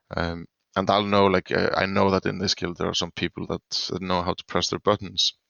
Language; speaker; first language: English; non-native, fluent; Swedish